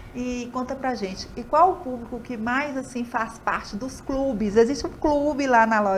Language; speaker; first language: Portuguese; native; Portuguese